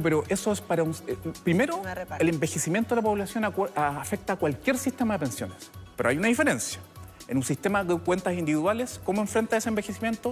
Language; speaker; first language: Spanish; native; Spanish